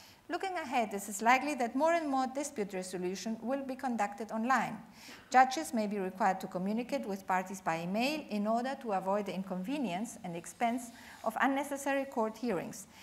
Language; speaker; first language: English; non-native, fluent; Spanish